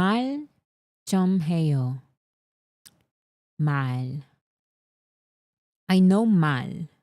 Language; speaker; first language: Korean; non-native, learner; Spanish